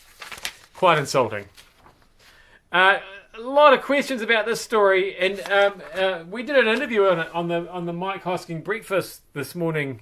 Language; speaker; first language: English; native; English